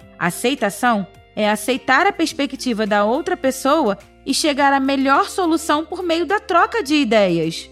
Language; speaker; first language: Portuguese; native; Portuguese